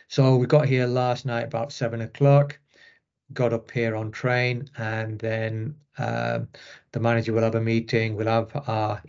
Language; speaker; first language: English; native; English